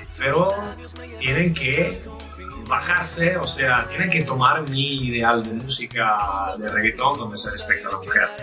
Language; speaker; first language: Spanish; non-native, fluent; Italian